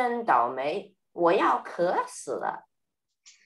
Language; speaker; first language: Chinese; early bilingual, heritage; Chinese